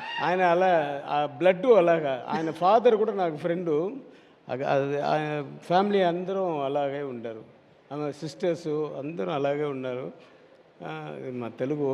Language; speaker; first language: Telugu; non-native, learner; Tamil